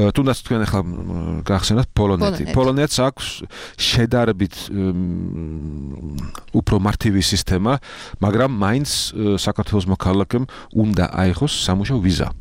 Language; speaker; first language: Georgian; non-native, fluent; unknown